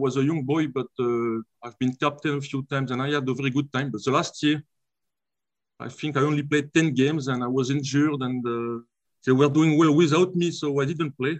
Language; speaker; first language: English; non-native, fluent; French